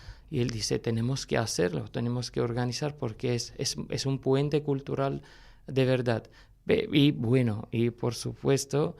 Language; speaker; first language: Spanish; non-native, fluent; Armenian